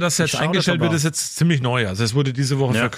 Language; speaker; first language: German; native; German